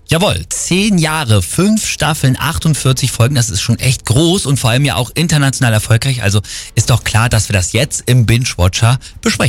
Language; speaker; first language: German; native; German